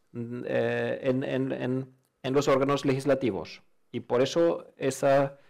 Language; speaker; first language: Spanish; non-native, fluent; German